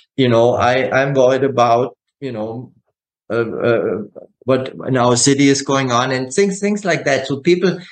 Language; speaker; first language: English; non-native, fluent; German